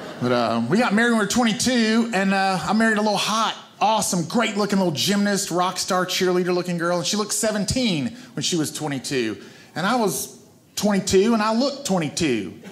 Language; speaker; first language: English; native; English